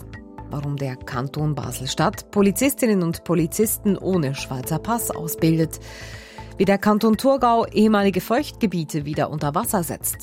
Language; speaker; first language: German; native; German